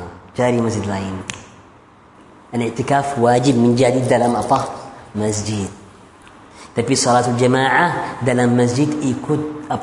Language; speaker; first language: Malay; non-native, fluent; Arabic